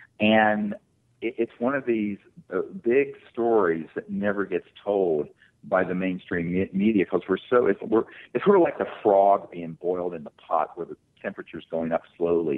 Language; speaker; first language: English; native; English